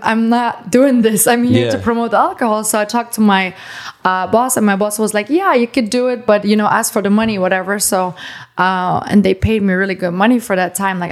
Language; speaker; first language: English; non-native, fluent; German